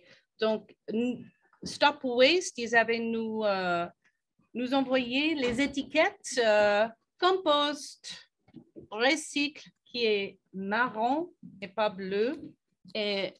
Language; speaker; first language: French; non-native, fluent; English